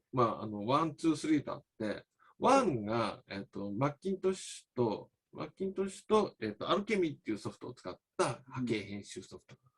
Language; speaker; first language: Japanese; native; Japanese